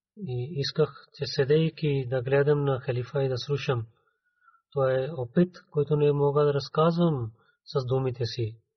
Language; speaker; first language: Bulgarian; non-native, fluent; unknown